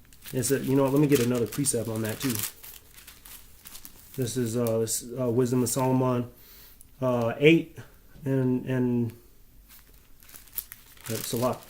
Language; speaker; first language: English; native; English